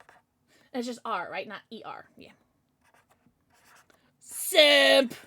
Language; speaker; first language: English; native; English